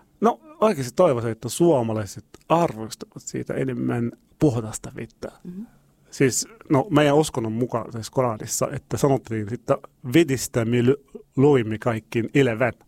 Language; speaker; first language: Finnish; non-native, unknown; Arabic